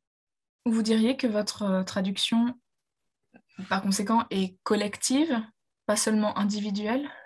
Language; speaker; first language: French; native; French